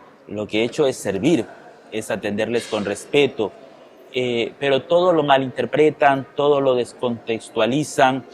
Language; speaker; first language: Spanish; native; Spanish